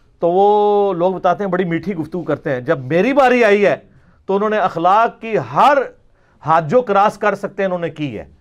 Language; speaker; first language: Urdu; non-native, local second language; Punjabi